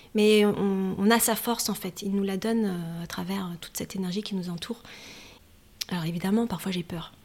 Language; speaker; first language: French; native; French